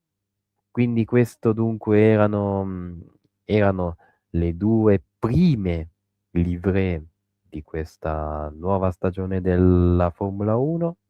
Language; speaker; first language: Italian; native; Italian